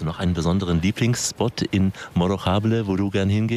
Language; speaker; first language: German; native; German